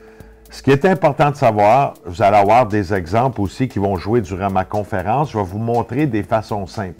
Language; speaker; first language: French; native; French